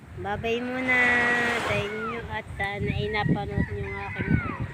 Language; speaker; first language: Filipino; native; Filipino